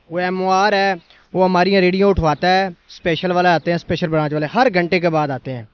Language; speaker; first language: Urdu; non-native, local second language; Punjabi